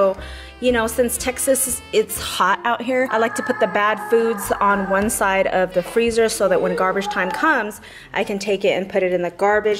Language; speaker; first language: English; native; English